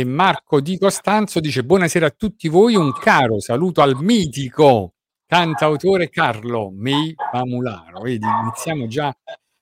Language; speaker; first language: Italian; native; Italian